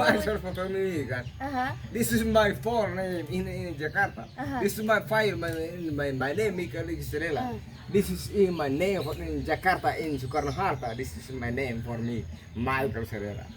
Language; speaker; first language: English; non-native, learner; Indonesian